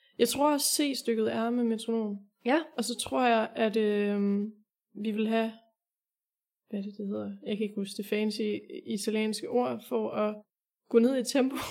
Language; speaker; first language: Danish; native; Danish